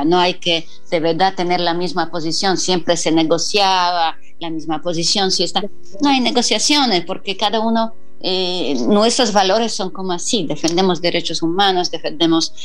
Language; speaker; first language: Spanish; non-native, fluent; Polish